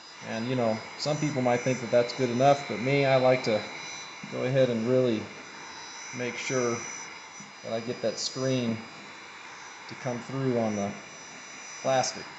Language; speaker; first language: English; native; English